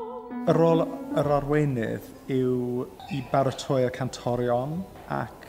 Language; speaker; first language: Welsh; non-native, learner; English